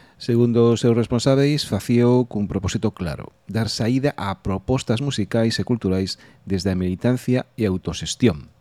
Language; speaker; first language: Galician; non-native, local second language; Spanish